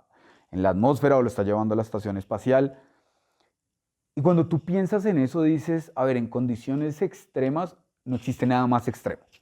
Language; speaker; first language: Spanish; native; Spanish